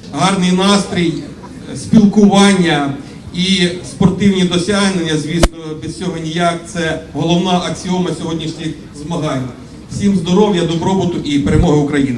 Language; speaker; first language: Ukrainian; native; Ukrainian